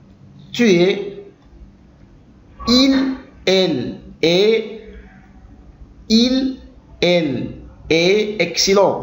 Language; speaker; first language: French; non-native, local second language; Arabic